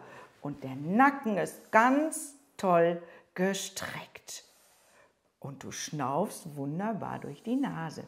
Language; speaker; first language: German; native; German